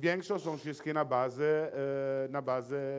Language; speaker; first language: Polish; non-native, learner; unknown